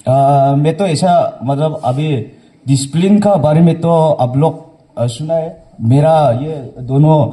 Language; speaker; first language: Hindi; non-native, local second language; Garo